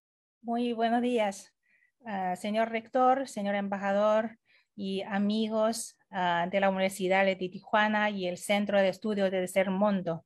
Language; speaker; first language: Spanish; non-native, fluent; Chinese